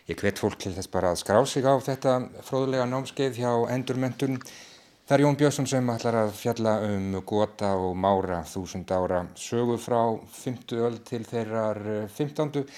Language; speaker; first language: Icelandic; native; Icelandic